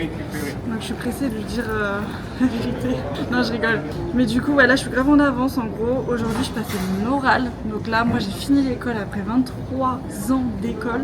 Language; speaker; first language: French; native; French